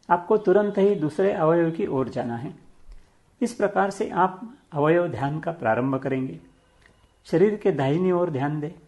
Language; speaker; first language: Hindi; non-native, local second language; Marathi